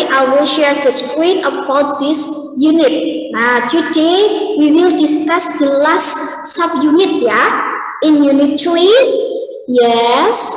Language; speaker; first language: English; non-native, learner; Indonesian